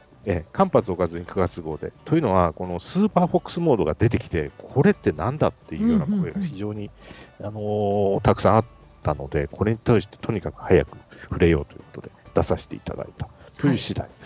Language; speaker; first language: Japanese; native; Japanese